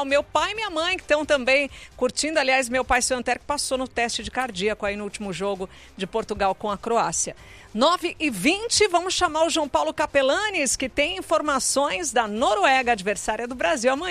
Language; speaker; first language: Portuguese; native; Portuguese